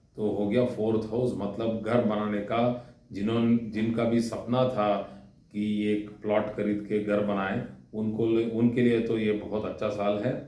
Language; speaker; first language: Hindi; non-native, local second language; Kannada